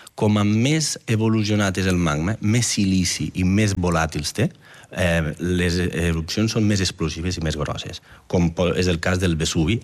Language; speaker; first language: Catalan; native; Catalan